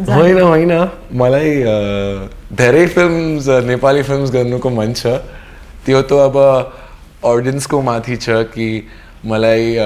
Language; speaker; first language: Nepali; non-native, learner; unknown